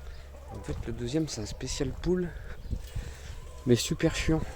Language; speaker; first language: French; native; French